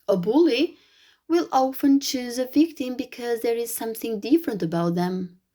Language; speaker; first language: English; non-native, fluent; Albanian